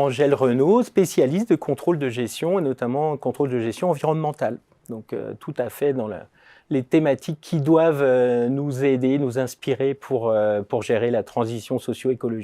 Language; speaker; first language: French; native; French